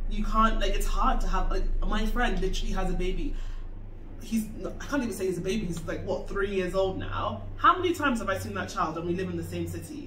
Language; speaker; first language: English; native; English